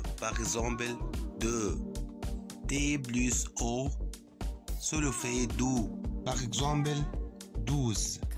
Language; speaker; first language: French; non-native, fluent; Arabic